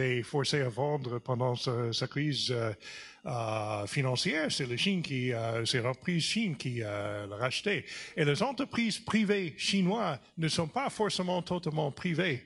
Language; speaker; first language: French; non-native, fluent; English